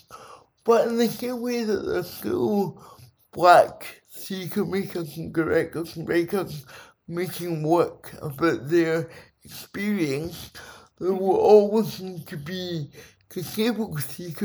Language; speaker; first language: English; native; English